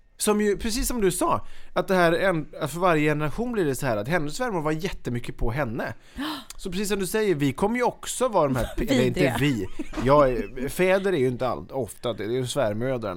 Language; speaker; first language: Swedish; native; Swedish